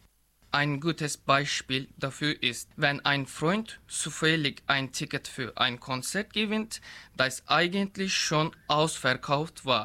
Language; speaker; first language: German; non-native, learner; Turkish